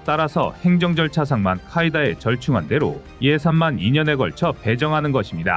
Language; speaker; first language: Korean; native; Korean